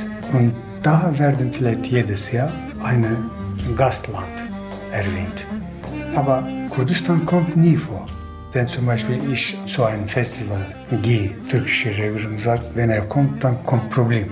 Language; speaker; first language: German; non-native, learner; Kurdish